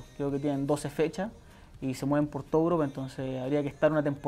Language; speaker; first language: Spanish; native; Spanish